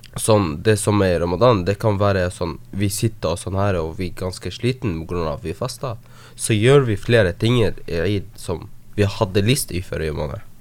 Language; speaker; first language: Norwegian; non-native, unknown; Arabic